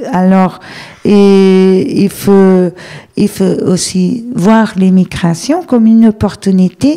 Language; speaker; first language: French; non-native, fluent; Portuguese